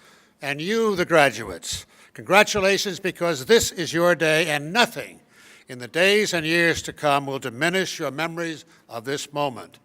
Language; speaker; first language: English; native; English